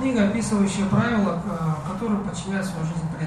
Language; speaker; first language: Russian; native; Russian